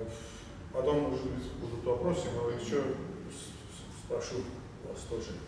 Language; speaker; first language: Russian; non-native, fluent; Georgian